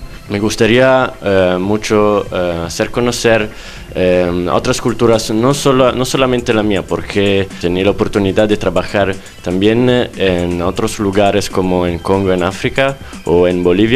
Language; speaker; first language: Spanish; non-native, fluent; Italian